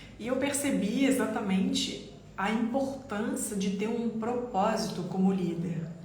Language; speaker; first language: Portuguese; non-native, fluent; French